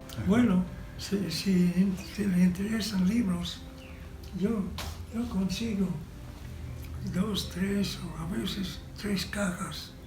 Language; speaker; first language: Spanish; non-native, fluent; English